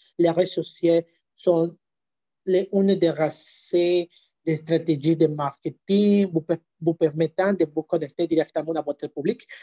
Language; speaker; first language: French; non-native, learner; Spanish